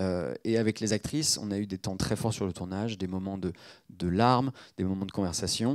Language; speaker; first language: French; native; French